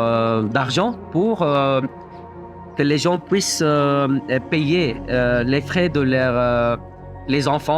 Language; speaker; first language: French; non-native, fluent; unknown